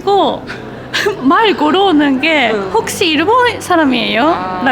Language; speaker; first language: Korean; non-native, local second language; Japanese